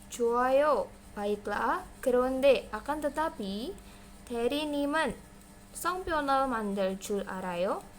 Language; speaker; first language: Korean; non-native, fluent; Indonesian